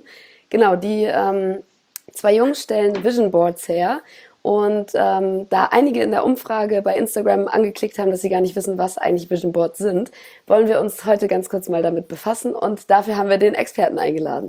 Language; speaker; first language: German; native; German